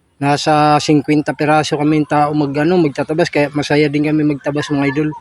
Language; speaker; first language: Filipino; non-native, local second language; Cebuano